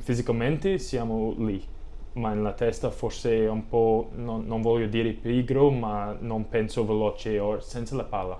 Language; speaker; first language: Italian; non-native, learner; English